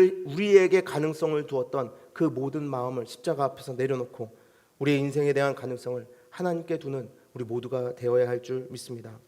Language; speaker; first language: Korean; native; Korean